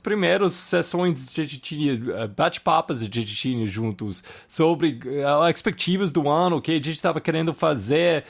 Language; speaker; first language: Portuguese; non-native, fluent; English